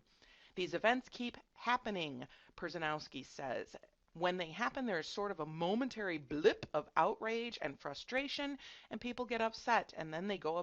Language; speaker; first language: English; native; English